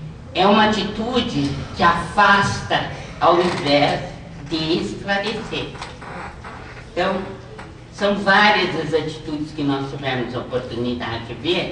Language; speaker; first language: Portuguese; native; Portuguese